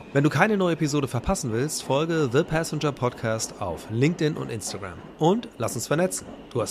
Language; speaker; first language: German; native; German